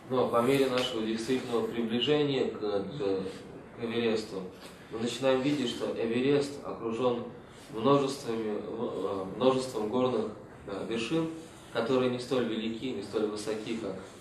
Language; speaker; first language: Russian; native; Russian